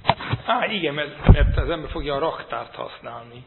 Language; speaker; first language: Hungarian; non-native, fluent; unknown